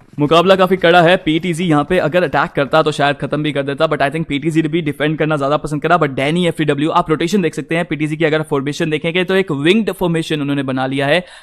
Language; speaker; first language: Hindi; native; Hindi